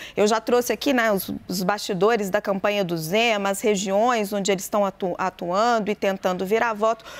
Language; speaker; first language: Portuguese; native; Portuguese